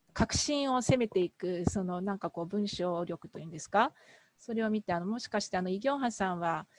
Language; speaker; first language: Japanese; native; Japanese